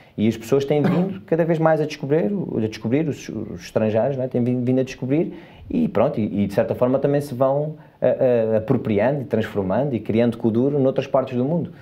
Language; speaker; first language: Portuguese; native; Portuguese